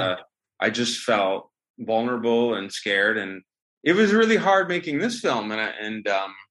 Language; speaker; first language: English; native; English